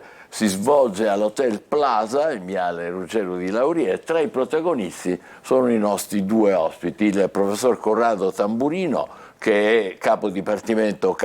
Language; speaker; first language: Italian; native; Italian